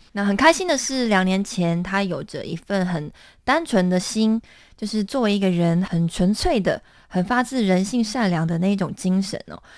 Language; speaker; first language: Chinese; native; Chinese